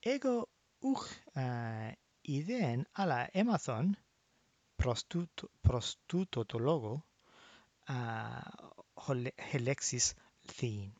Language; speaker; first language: Greek; non-native, fluent; English